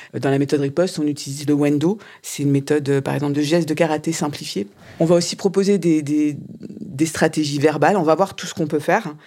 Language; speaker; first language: French; native; French